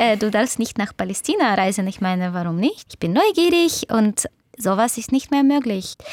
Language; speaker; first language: German; non-native, fluent; Russian